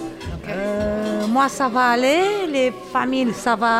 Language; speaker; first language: French; non-native, learner; Romanian